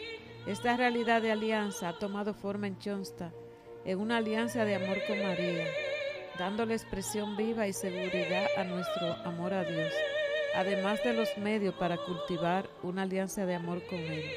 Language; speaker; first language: Spanish; native; Spanish